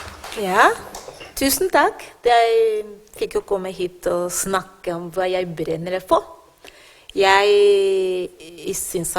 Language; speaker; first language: Norwegian; non-native, fluent; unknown